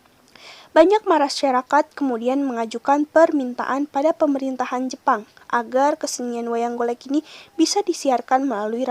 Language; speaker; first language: Indonesian; native; Indonesian